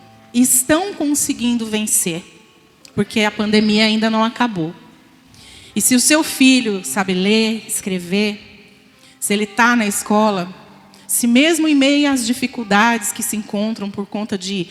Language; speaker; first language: Portuguese; native; Portuguese